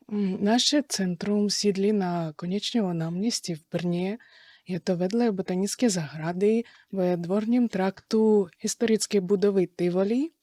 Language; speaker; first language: Czech; non-native, fluent; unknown